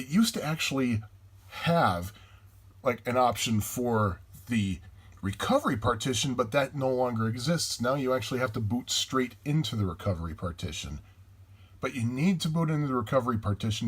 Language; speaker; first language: English; native; English